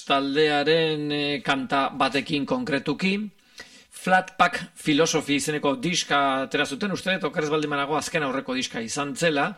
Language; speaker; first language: Basque; native; Basque